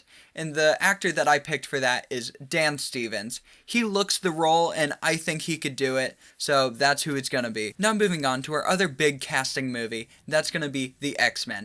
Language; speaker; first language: English; native; English